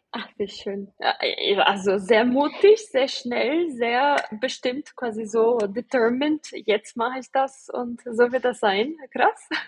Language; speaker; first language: German; non-native, fluent; Portuguese